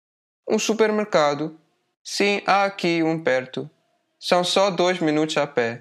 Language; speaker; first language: Portuguese; non-native, learner; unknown